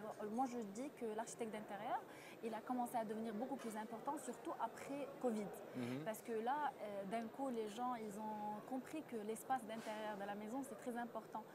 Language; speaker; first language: French; non-native, local second language; Arabic